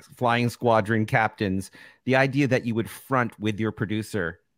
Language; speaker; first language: English; native; English